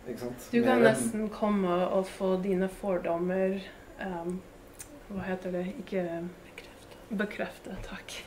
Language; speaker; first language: Norwegian; non-native, fluent; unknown